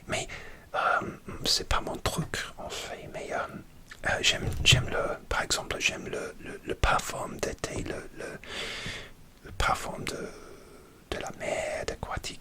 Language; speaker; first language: French; non-native, learner; English